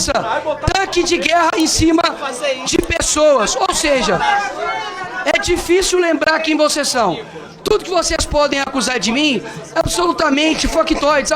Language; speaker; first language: Portuguese; native; Portuguese